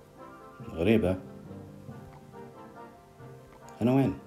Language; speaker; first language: Arabic; native; Arabic